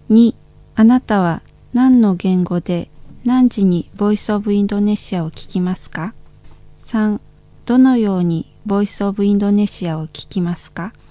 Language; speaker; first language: Japanese; non-native, learner; Indonesian